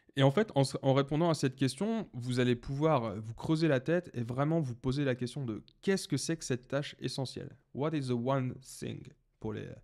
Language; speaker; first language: French; native; French